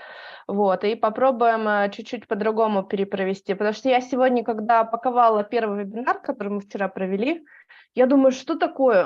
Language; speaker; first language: Russian; native; Russian